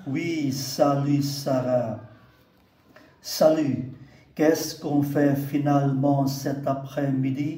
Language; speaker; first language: French; non-native, fluent; Vietnamese